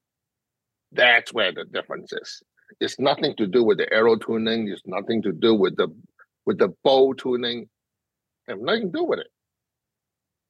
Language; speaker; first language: English; non-native, local second language; Cantonese